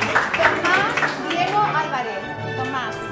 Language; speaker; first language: Spanish; native; Spanish